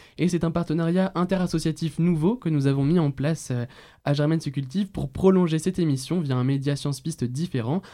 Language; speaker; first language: French; native; French